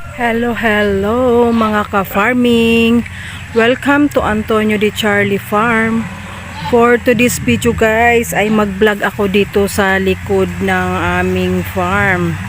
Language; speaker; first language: Filipino; non-native, local second language; Bikol